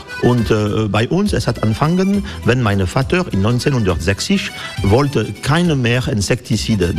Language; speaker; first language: German; non-native, learner; French